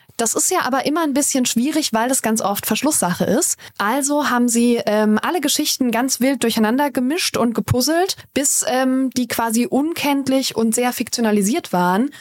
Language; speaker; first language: German; native; German